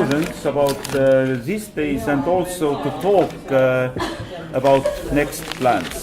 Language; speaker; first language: English; non-native, fluent; Estonian